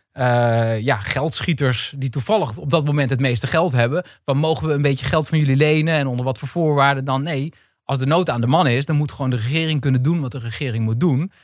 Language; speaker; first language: Dutch; native; Dutch